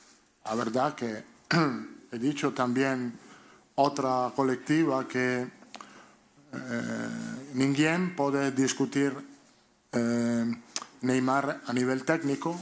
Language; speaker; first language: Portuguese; non-native, fluent; Italian